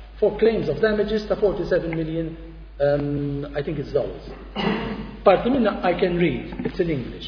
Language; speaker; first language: English; non-native, local second language; Maltese